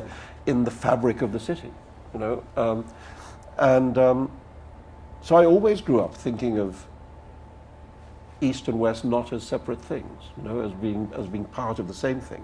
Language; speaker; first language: English; non-native, local second language; Urdu